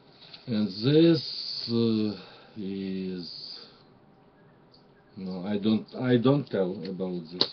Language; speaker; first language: English; non-native, learner; Russian